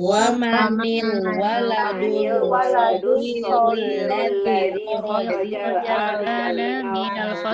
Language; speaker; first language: Arabic; non-native, learner; Indonesian